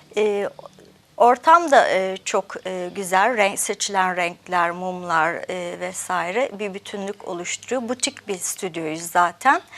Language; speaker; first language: Turkish; early bilingual, heritage; Turkish